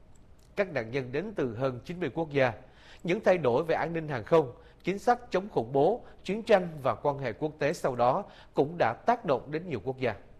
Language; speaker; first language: Vietnamese; native; Vietnamese